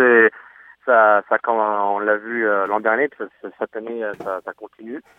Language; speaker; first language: French; native; French